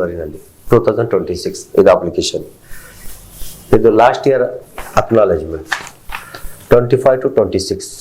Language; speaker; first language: Kannada; non-native, local second language; Telugu